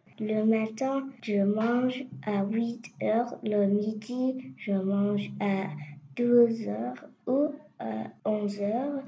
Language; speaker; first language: French; non-native, learner; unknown